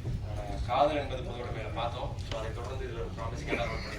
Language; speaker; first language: Tamil; native; Tamil